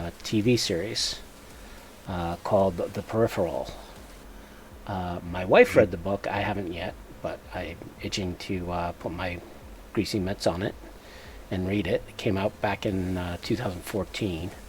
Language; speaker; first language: English; native; English